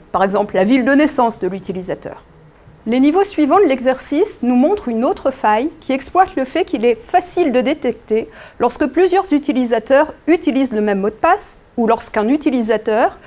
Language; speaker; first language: French; native; French